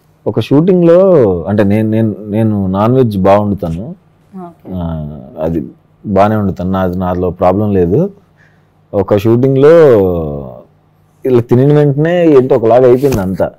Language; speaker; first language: Telugu; native; Telugu